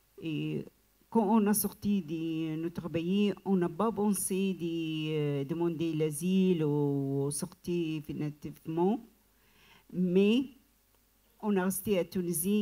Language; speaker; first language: French; non-native, learner; Arabic